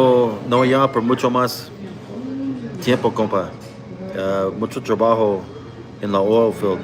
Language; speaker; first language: Spanish; non-native, learner; English